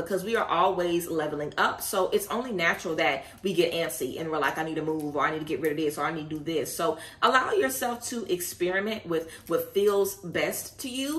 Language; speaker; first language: English; native; English